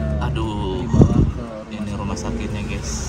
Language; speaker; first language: Indonesian; native; Indonesian